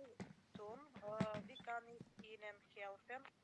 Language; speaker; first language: German; non-native, learner; Macedonian